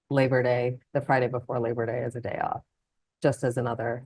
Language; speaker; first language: English; non-native, local second language; Malayalam